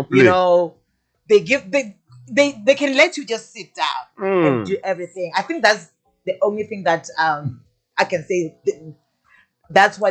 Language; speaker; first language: English; non-native, local second language; Venda